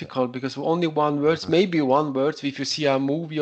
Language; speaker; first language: English; non-native, learner; Italian